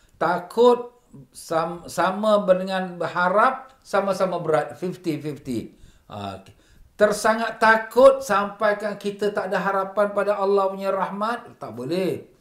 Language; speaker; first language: Malay; native; Malay